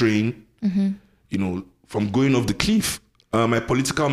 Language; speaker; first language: English; non-native, local second language; Yoruba